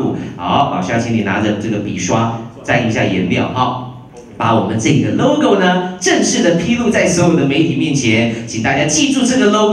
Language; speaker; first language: Chinese; native; Chinese